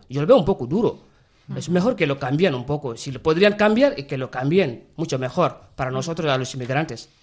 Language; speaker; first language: Spanish; non-native, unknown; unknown